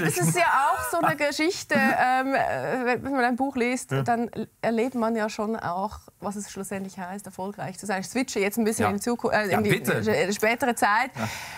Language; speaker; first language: German; native; German